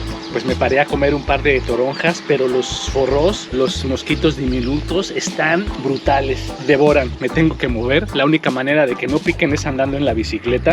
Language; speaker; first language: Spanish; native; Spanish